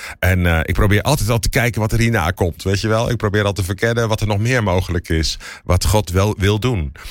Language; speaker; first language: Dutch; native; Dutch